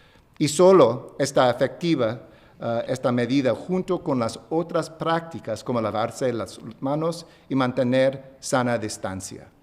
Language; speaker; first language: Spanish; non-native, fluent; English